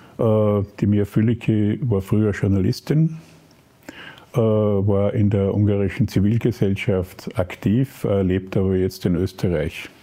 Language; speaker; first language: German; native; German